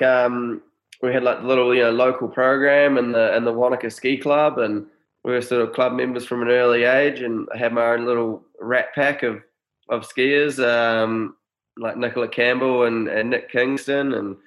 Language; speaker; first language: English; native; English